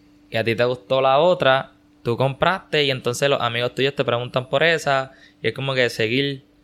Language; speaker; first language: Spanish; native; Spanish